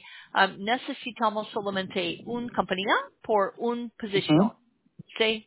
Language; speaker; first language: Spanish; non-native, learner; English